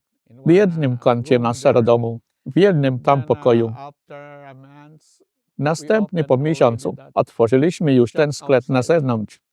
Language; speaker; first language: Polish; non-native, fluent; Filipino